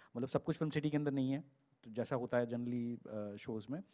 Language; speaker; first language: Hindi; native; Hindi